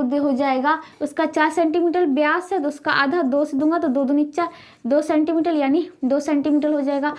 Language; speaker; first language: Hindi; native; Hindi